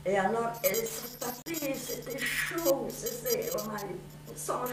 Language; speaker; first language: French; non-native, fluent; Hungarian